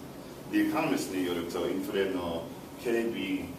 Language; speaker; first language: Japanese; non-native, learner; English